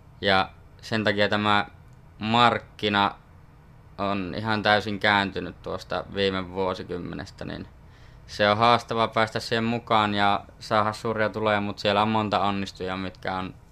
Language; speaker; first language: Finnish; native; Finnish